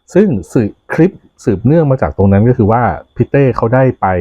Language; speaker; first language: Thai; native; Thai